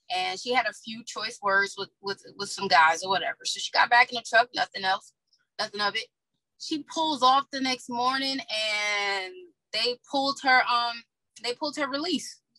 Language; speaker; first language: English; native; English